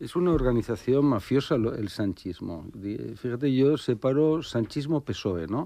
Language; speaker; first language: Spanish; native; Spanish